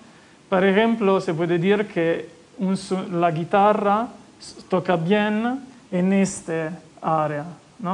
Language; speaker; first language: Spanish; non-native, fluent; Italian